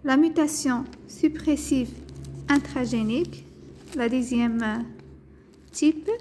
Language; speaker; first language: French; non-native, local second language; Arabic